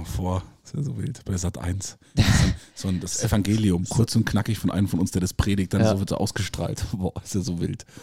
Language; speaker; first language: German; native; German